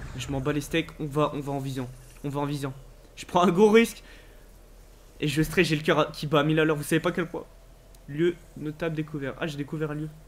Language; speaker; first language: French; native; French